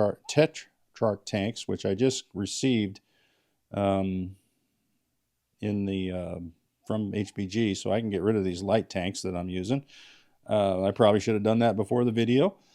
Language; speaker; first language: English; native; English